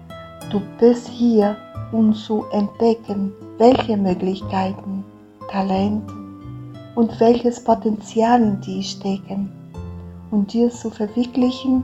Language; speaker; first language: German; non-native, fluent; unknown